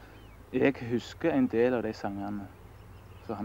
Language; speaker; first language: Norwegian; native; Norwegian